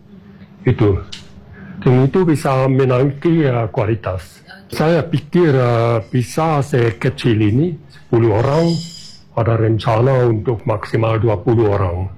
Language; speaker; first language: Indonesian; non-native, fluent; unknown